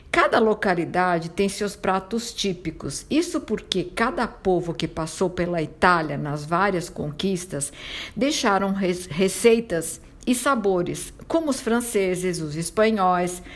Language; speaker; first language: Portuguese; non-native, fluent; Italian